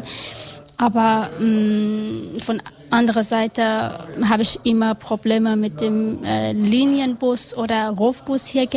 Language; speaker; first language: German; non-native, learner; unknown